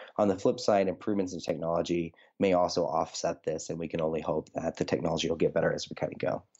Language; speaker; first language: English; native; English